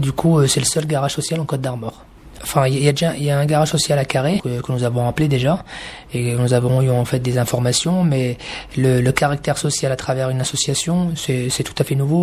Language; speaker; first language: French; native; French